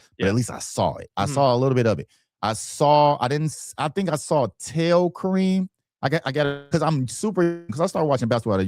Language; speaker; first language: English; native; English